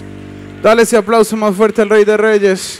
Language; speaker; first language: Spanish; native; Spanish